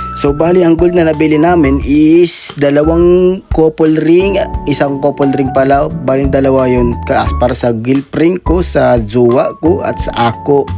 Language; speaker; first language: Filipino; native; Filipino